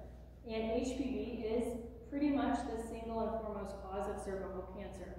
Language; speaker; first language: English; native; English